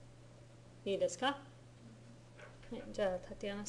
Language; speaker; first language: Japanese; non-native, fluent; English